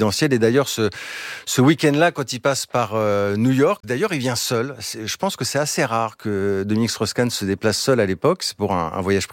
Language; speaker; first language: French; native; French